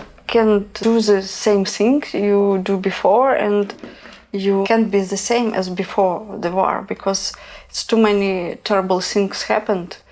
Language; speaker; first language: English; non-native, learner; Ukrainian